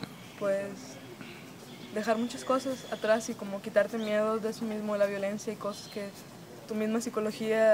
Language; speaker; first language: Spanish; native; Spanish